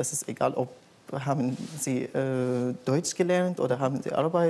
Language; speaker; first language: German; non-native, learner; Arabic